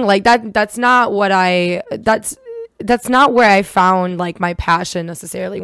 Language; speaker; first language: English; early bilingual, other home language; Russian